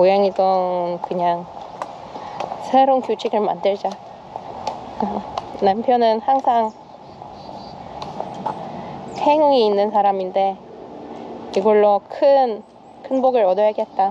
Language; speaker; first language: Korean; non-native, fluent; Russian